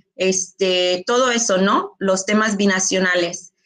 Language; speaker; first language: Spanish; early bilingual, heritage; Spanish